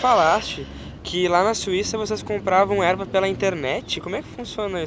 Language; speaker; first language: Portuguese; native; Portuguese